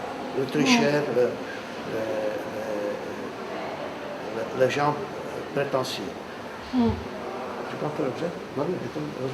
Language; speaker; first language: French; non-native, fluent; Czech